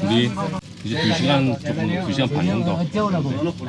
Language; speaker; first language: Korean; native; Korean